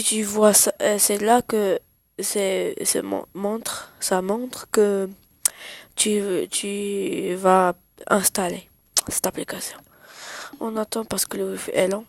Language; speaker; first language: French; non-native, learner; Arabic